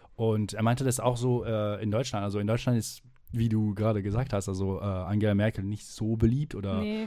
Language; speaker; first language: German; non-native, fluent; French